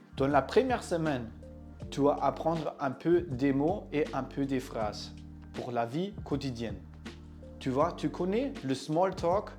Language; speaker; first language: French; non-native, fluent; German